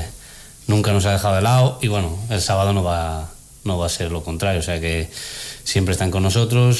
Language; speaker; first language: Spanish; native; Spanish